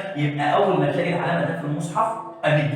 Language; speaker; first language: Arabic; native; Arabic